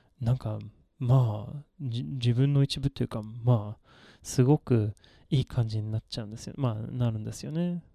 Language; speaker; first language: Japanese; non-native, fluent; Swedish